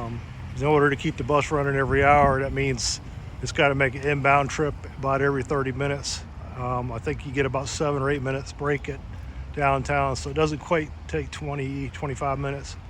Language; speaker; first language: English; native; English